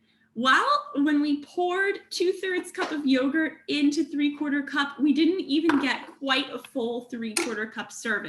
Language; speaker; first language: English; native; English